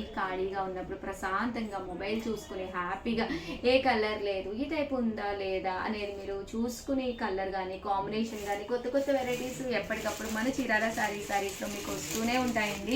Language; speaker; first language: Telugu; native; Telugu